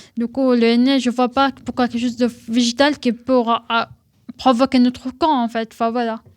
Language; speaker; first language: French; non-native, fluent; Arabic